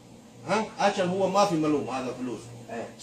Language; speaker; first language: Arabic; non-native, learner; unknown